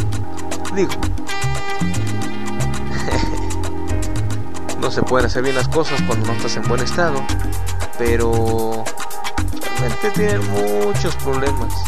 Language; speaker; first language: Spanish; native; Spanish